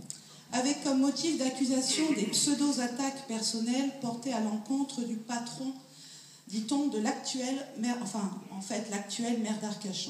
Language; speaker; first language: French; native; French